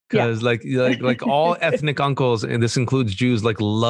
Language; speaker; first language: English; early bilingual, other home language; Urdu